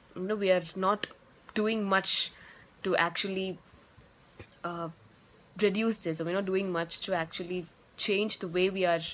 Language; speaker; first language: English; non-native, local second language; Tamil